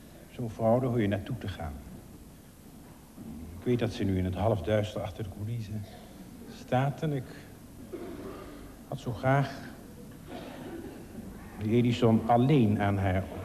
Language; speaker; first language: Dutch; native; Dutch